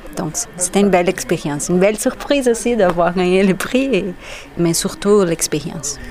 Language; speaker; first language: French; non-native, learner; Portuguese